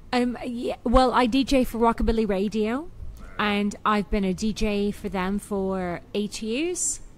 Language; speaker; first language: English; native; English